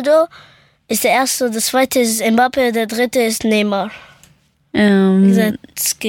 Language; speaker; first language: German; early bilingual, other home language; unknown